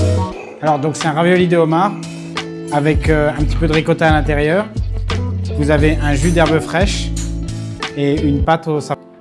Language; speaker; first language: French; native; French